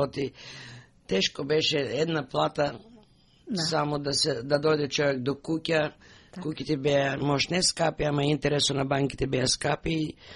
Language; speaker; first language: Macedonian; native; Macedonian